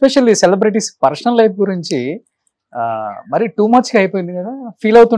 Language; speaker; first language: Telugu; native; Telugu